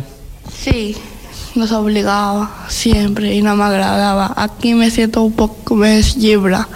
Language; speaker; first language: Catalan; non-native, learner; Spanish